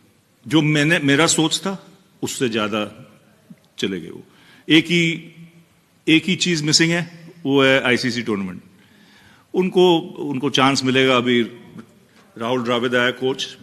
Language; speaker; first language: Hindi; non-native, local second language; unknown